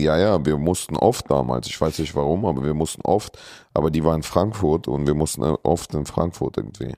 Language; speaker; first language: German; early bilingual, other home language; Russian